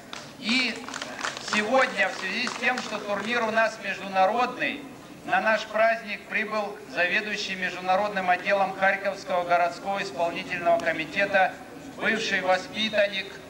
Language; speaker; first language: Russian; native; Russian